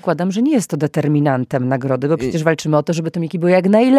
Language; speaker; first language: Polish; native; Polish